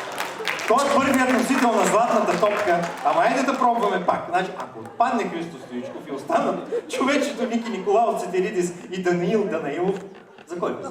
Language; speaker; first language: Bulgarian; native; Bulgarian